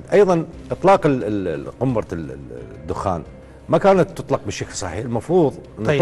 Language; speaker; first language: Arabic; native; Arabic